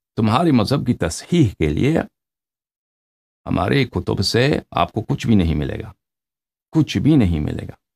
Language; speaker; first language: Hindi; non-native, fluent; Persian